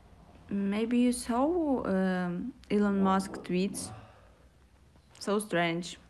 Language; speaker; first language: English; non-native, learner; Russian